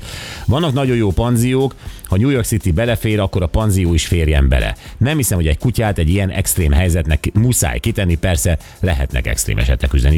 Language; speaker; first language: Hungarian; native; Hungarian